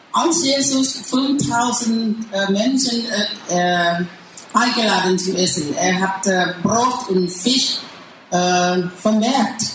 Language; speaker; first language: German; non-native, learner; Thai